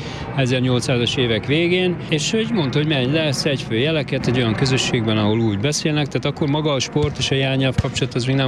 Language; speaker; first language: Hungarian; native; Hungarian